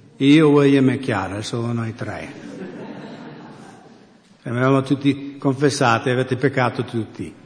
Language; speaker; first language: Italian; non-native, fluent; English